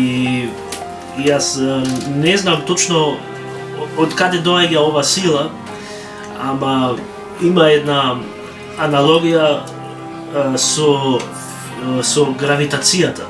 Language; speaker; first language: Macedonian; early bilingual, heritage; Macedonian